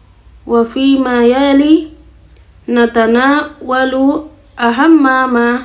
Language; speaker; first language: Arabic; non-native, learner; Indonesian